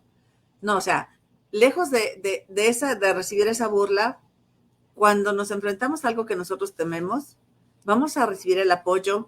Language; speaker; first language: Spanish; native; Spanish